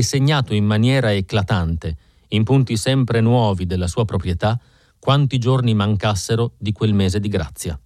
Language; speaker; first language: Italian; native; Italian